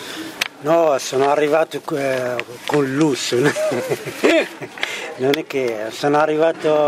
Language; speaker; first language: Italian; non-native, fluent; Arabic